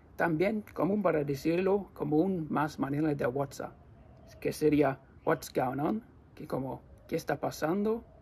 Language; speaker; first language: Spanish; non-native, learner; English